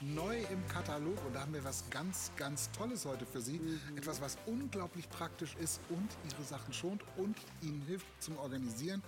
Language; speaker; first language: German; native; German